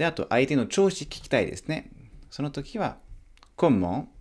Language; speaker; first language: Japanese; non-native, fluent; French